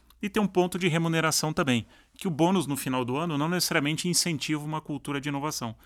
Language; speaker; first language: Portuguese; native; Portuguese